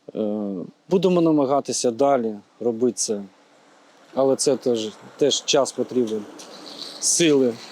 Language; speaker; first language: Ukrainian; native; Ukrainian